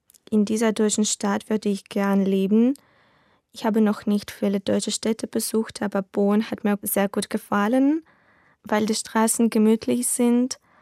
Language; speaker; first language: German; non-native, learner; Russian